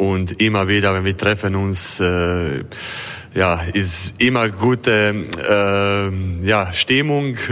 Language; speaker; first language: German; non-native, learner; Croatian